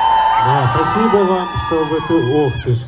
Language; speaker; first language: Russian; native; Russian